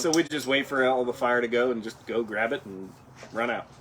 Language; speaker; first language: English; native; English